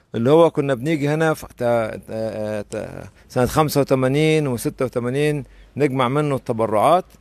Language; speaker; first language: Arabic; native; Arabic